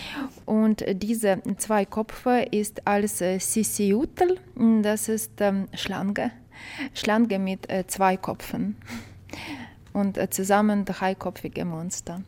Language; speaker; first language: German; non-native, learner; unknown